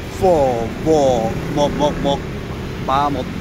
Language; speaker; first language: Vietnamese; non-native, learner; Japanese